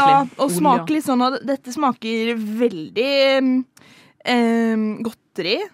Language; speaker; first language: Norwegian; native; Norwegian